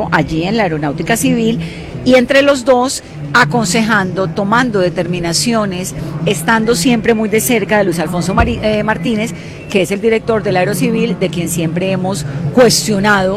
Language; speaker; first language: Spanish; native; Spanish